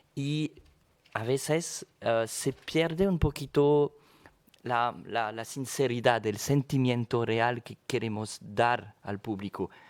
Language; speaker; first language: Spanish; non-native, fluent; French